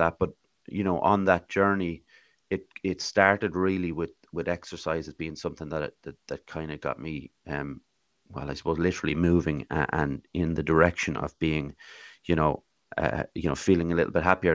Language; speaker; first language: English; native; English